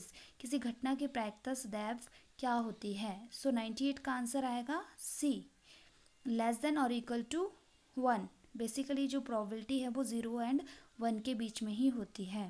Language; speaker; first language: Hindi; native; Hindi